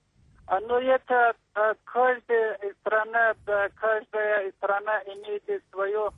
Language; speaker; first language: Russian; non-native, learner; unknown